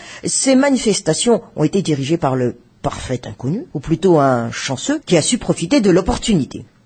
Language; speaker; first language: French; non-native, local second language; Malagasy